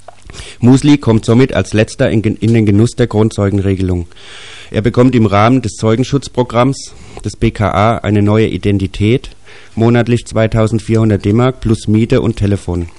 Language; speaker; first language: German; native; German